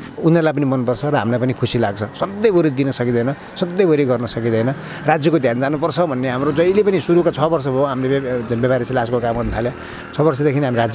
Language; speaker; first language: Nepali; native; Nepali